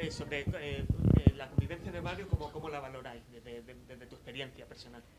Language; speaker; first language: Spanish; native; Spanish